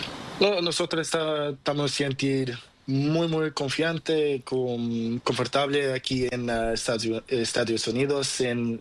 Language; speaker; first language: Spanish; non-native, learner; Portuguese